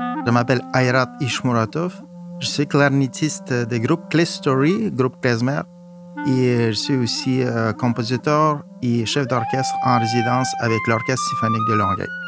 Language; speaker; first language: French; non-native, fluent; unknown